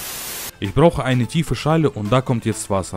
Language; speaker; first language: German; native; German